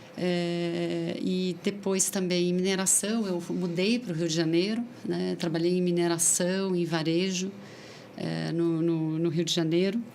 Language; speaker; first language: Portuguese; native; Portuguese